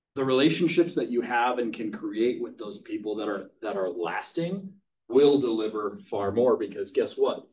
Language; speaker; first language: English; native; English